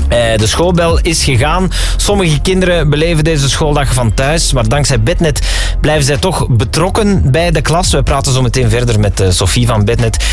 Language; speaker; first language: Dutch; native; Dutch